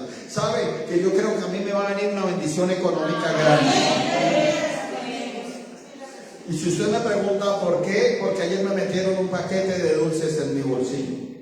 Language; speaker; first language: Spanish; native; Spanish